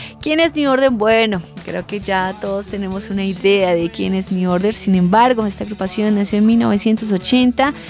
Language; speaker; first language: Spanish; native; Spanish